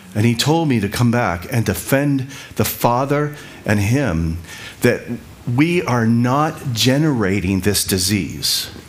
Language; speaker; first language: English; native; English